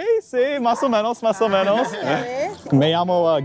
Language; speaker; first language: Spanish; non-native, learner; English